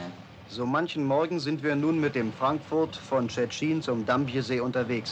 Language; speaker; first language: German; native; German